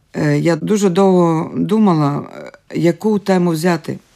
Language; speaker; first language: Ukrainian; early bilingual, other home language; Latvian